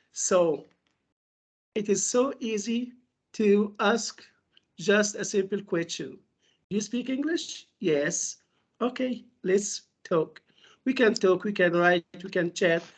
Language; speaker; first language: English; non-native, fluent; Arabic